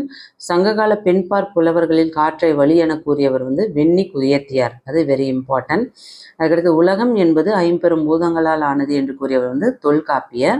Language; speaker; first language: Tamil; native; Tamil